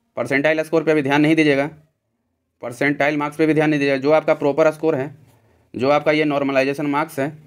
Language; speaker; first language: Hindi; native; Hindi